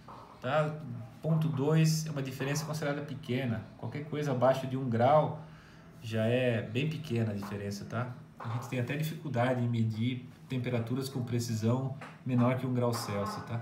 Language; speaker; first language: Portuguese; native; Portuguese